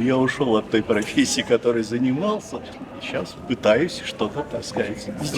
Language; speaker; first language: Russian; native; Russian